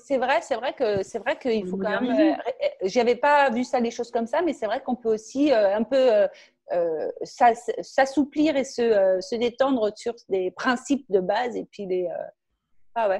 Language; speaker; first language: French; native; French